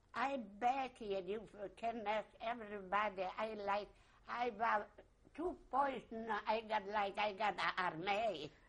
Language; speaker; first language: English; non-native, learner; Yiddish